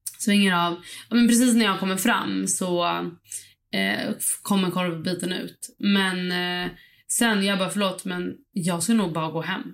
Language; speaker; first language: Swedish; early bilingual, other home language; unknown